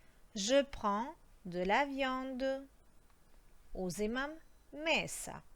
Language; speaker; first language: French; non-native, fluent; Croatian